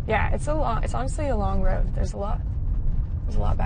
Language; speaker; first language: English; native; English